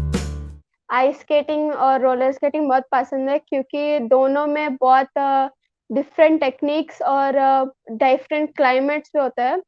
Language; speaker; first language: Hindi; non-native, local second language; Telugu